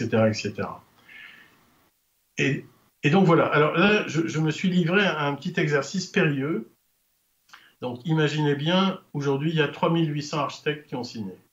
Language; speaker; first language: French; native; French